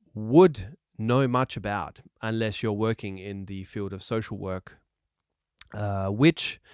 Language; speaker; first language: English; native; English